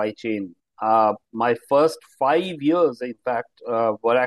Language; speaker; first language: English; non-native, local second language; Hindi